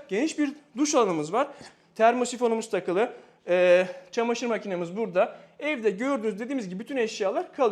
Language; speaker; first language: Turkish; native; Turkish